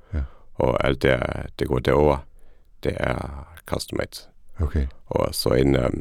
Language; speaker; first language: Danish; non-native, fluent; Luxembourgish